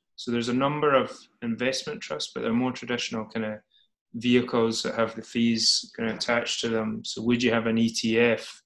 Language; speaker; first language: English; native; English